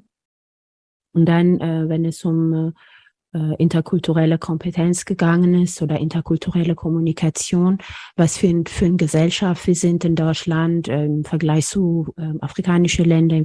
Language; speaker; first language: German; non-native, fluent; Amharic